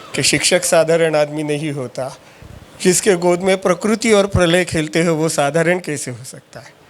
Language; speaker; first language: Hindi; non-native, local second language; Marathi